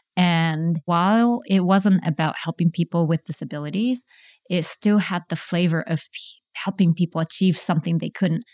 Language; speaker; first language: English; non-native, fluent; Japanese